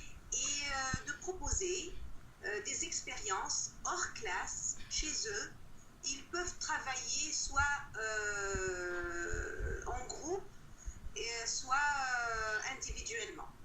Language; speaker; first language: French; non-native, local second language; Arabic